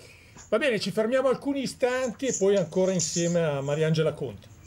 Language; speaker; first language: Italian; native; Italian